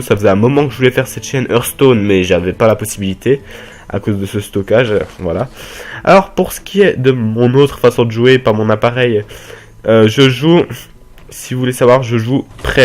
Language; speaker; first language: French; native; French